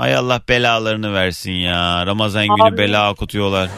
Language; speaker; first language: Turkish; native; Turkish